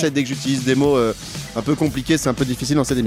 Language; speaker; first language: French; native; French